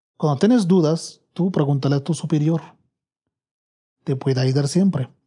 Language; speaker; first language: Spanish; non-native, learner; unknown